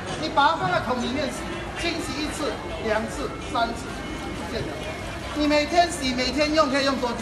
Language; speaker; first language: Chinese; non-native, local second language; Tamil